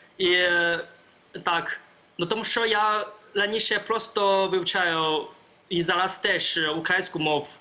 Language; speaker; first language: Ukrainian; non-native, learner; Chinese